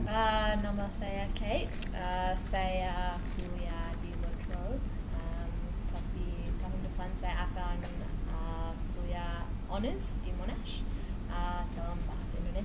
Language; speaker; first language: Indonesian; non-native, fluent; English